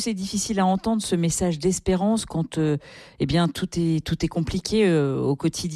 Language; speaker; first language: French; native; French